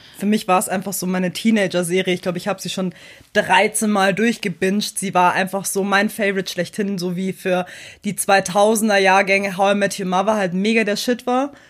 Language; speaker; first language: German; native; German